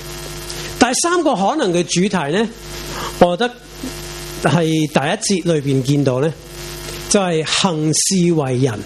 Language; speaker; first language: Chinese; non-native, local second language; Cantonese